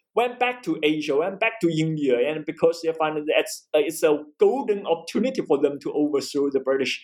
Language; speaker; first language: English; non-native, fluent; Chinese